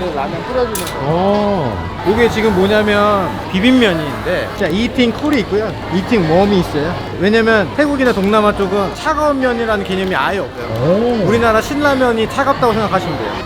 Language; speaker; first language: Korean; native; Korean